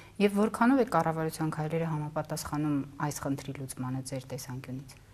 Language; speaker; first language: Armenian; native; Armenian